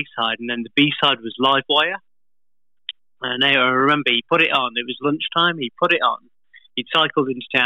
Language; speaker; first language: English; native; English